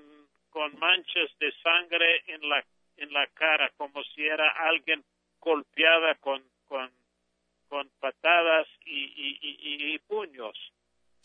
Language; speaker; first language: Spanish; non-native, fluent; English